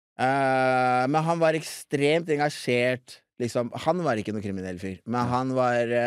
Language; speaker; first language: Norwegian; early bilingual, other home language; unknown